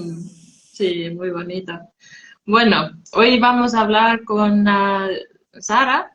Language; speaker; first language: Spanish; non-native, fluent; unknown